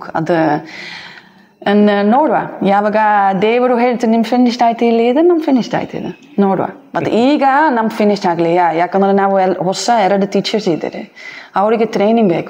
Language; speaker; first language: Kannada; non-native, learner; Dutch